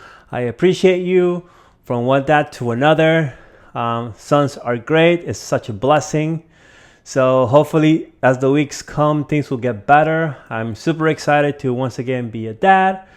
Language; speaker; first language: English; native; English